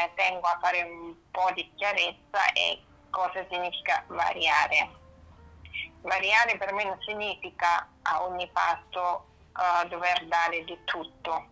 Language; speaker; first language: Italian; non-native, fluent; German